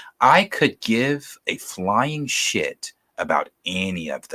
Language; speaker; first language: English; native; English